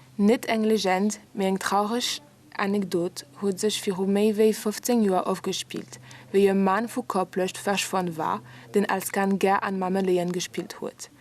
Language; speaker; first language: Luxembourgish; non-native, learner; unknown